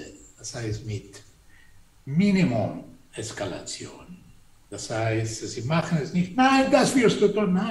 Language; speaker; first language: German; non-native, fluent; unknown